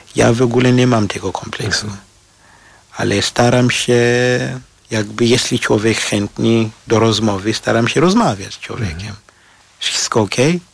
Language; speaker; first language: Polish; non-native, fluent; Shona